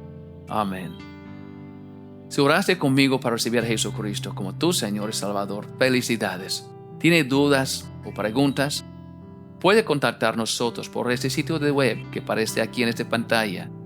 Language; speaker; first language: Spanish; non-native, fluent; English